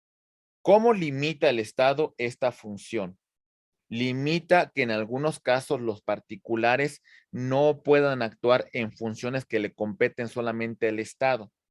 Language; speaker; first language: Spanish; native; Spanish